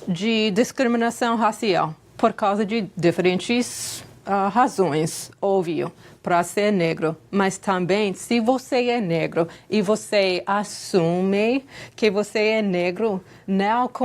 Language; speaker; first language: Portuguese; non-native, fluent; English